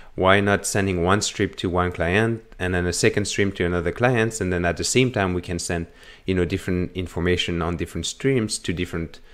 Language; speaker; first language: English; non-native, fluent; French